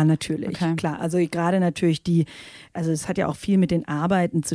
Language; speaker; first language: German; native; German